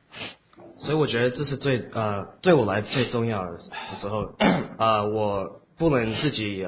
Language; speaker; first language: Chinese; early bilingual, heritage; Chinese